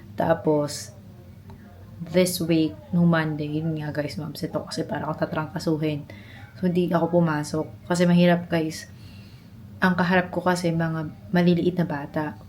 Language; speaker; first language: Filipino; native; Filipino